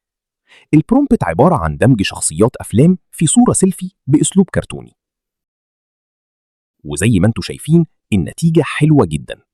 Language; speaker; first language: Arabic; native; Arabic